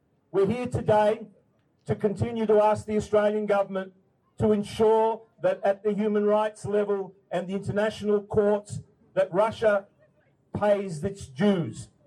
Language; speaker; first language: English; early bilingual, other home language; Ukrainian